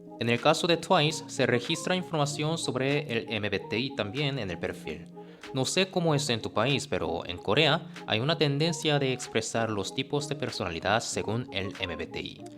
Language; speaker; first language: Spanish; non-native, fluent; Korean